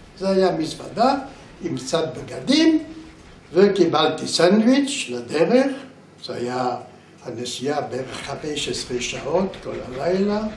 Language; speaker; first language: Hebrew; non-native, fluent; German